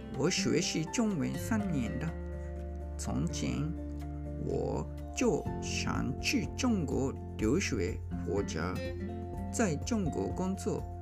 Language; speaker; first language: Chinese; non-native, learner; Japanese